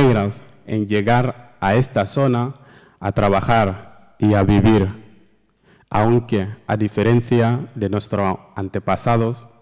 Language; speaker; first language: Spanish; non-native, learner; Fula